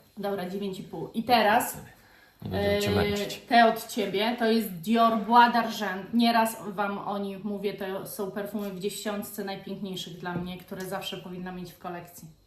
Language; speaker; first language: Polish; native; Polish